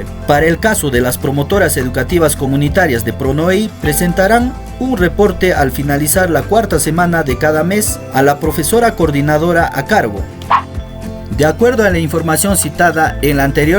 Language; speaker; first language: Spanish; native; Spanish